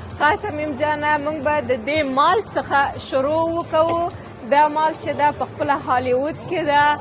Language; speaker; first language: Pashto; early bilingual, heritage; Pashto